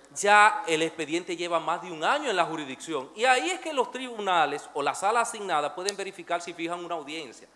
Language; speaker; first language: Spanish; native; Spanish